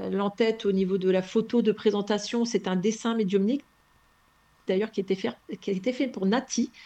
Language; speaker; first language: French; native; French